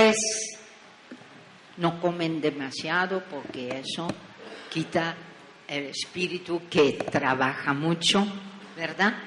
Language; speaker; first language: Spanish; non-native, fluent; French